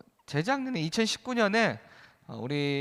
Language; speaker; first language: Korean; native; Korean